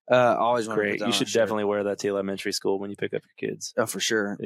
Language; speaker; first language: English; native; English